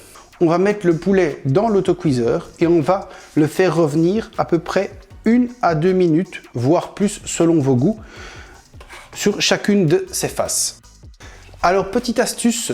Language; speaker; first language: French; native; French